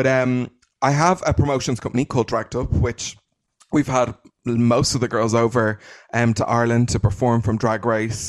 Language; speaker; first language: English; native; English